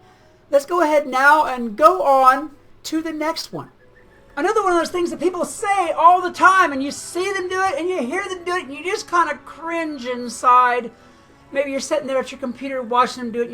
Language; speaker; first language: English; native; English